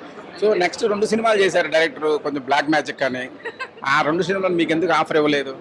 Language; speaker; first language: Telugu; native; Telugu